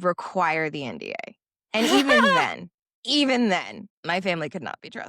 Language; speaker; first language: English; native; English